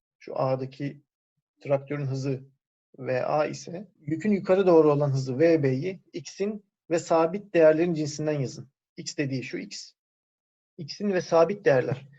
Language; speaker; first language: Turkish; native; Turkish